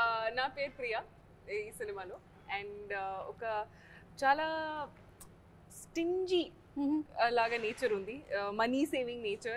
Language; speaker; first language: Telugu; non-native, learner; Hindi